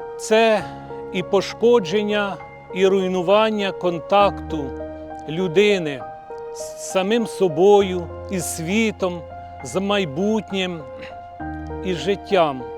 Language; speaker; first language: Ukrainian; native; Ukrainian